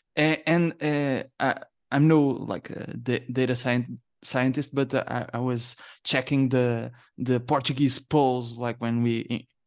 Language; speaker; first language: English; non-native, learner; Portuguese